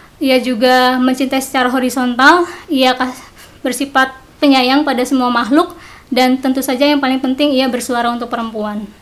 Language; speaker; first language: Indonesian; non-native, local second language; Sundanese